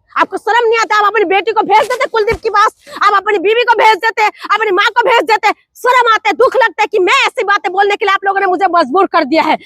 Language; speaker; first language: Hindi; non-native, local second language; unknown